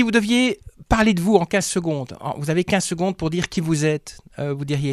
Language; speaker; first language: French; native; French